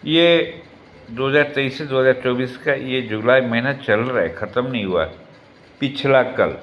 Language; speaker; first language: Hindi; non-native, local second language; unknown